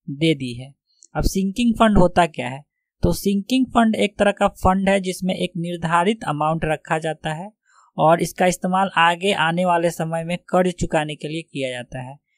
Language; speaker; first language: Hindi; native; Hindi